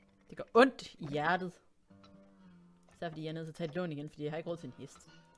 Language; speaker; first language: Danish; native; Danish